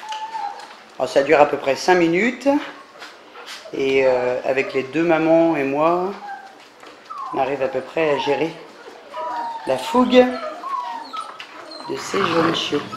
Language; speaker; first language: French; native; French